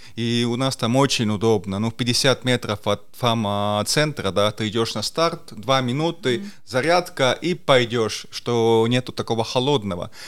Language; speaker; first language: Russian; non-native, local second language; Estonian